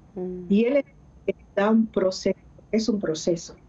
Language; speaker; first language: Spanish; early bilingual, heritage; Spanish